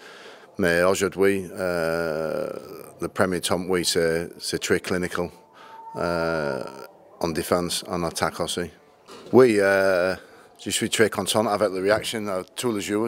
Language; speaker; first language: French; non-native, learner; English